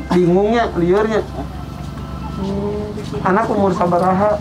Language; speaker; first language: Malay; non-native, local second language; Sundanese